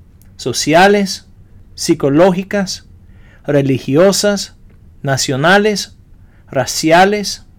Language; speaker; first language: Spanish; non-native, fluent; English